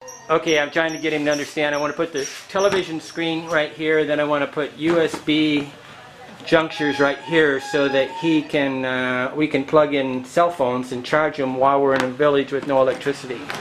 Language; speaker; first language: English; native; English